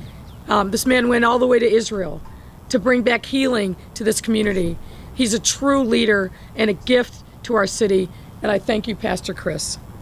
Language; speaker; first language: English; native; English